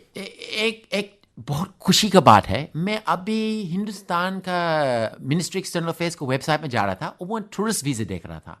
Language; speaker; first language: Hindi; non-native, fluent; English